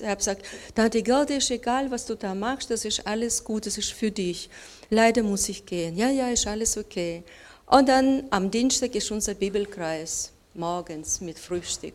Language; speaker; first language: German; non-native, learner; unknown